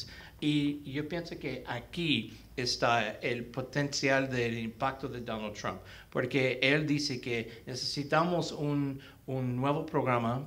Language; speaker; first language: Spanish; early bilingual, heritage; Spanish